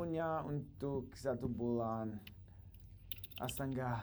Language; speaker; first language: Indonesian; non-native, learner; English